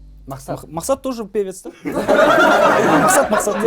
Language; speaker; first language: Russian; non-native, local second language; Kazakh